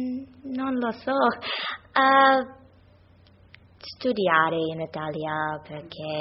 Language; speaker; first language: Italian; non-native, learner; English